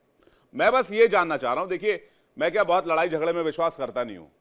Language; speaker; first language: Hindi; native; Hindi